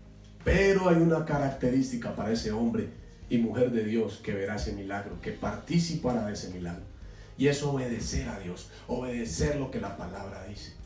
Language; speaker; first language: Spanish; native; Spanish